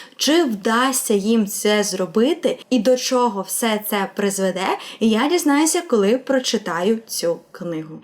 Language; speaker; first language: Ukrainian; non-native, local second language; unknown